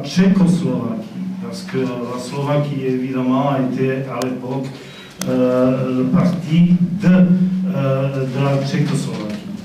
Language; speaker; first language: French; non-native, fluent; Slovak